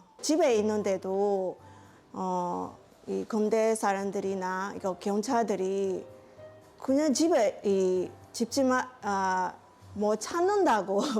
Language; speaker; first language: Korean; non-native, learner; Burmese